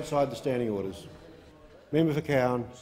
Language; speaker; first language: English; native; English